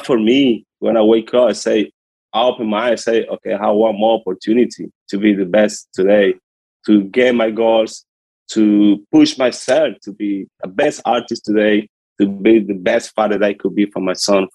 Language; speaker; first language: English; non-native, learner; Spanish